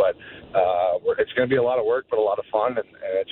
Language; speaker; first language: English; native; English